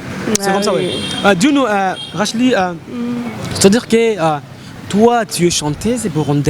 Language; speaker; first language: French; non-native, local second language; Rundi